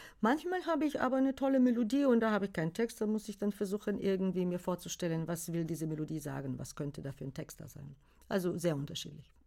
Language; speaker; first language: German; non-native, fluent; Bulgarian